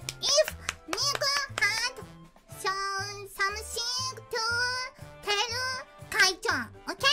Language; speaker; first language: English; non-native, learner; Japanese